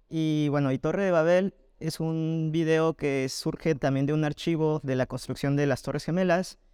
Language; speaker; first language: Spanish; native; Spanish